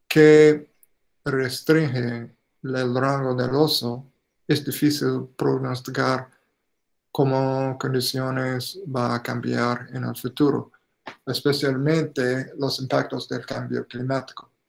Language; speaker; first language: Spanish; non-native, fluent; English